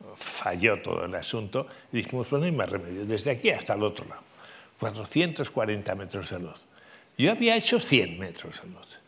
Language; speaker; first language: Spanish; native; Spanish